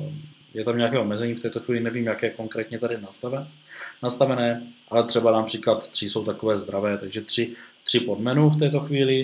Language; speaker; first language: Czech; native; Czech